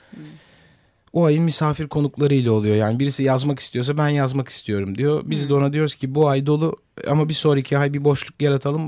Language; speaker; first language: Turkish; native; Turkish